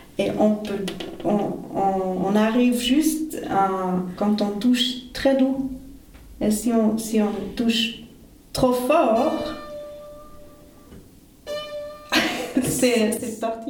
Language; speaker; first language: French; non-native, fluent; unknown